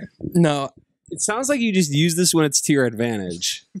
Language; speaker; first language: English; native; English